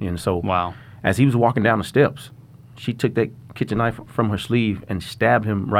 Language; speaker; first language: English; native; English